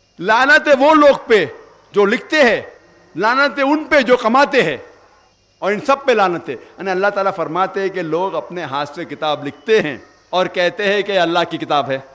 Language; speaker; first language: Urdu; non-native, local second language; Konkani